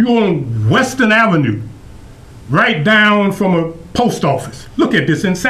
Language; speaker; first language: English; native; English